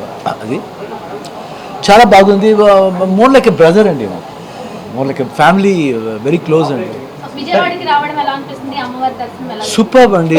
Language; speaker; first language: Telugu; non-native, learner; Kannada